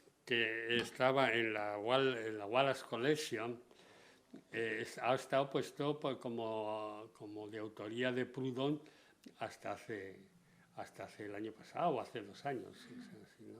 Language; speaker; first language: Spanish; native; Spanish